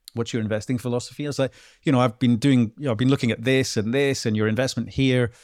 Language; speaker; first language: English; native; English